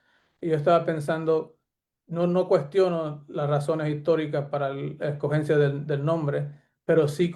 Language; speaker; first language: Spanish; native; Spanish